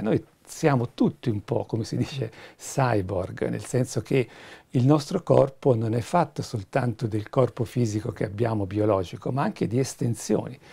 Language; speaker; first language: Italian; native; Italian